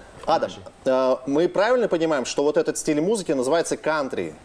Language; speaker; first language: Russian; native; Russian